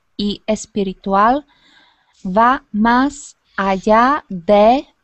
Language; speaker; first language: Spanish; non-native, fluent; Slovak